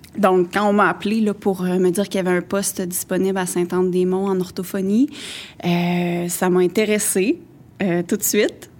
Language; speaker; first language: French; native; French